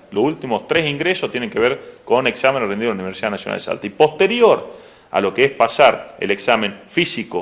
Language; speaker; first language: Spanish; native; Spanish